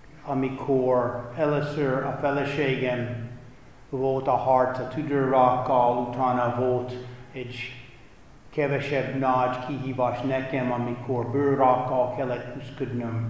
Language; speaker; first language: Hungarian; non-native, fluent; English